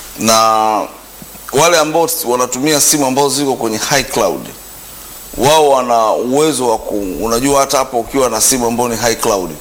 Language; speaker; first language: Swahili; non-native, local second language; Sukuma